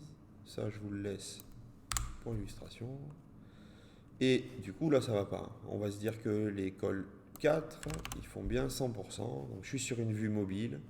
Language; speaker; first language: French; native; French